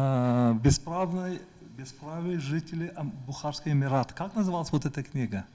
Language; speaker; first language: Russian; non-native, local second language; Tajik